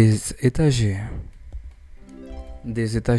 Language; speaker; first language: French; non-native, learner; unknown